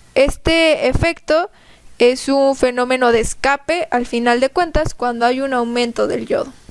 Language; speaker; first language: Spanish; native; Spanish